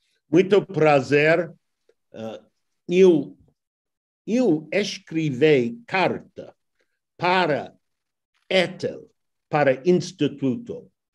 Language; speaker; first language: Portuguese; non-native, learner; English